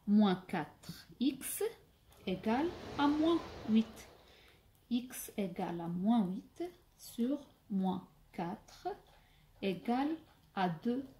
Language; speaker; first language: French; non-native, local second language; Arabic